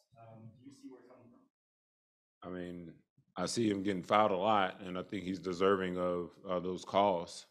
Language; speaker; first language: English; native; English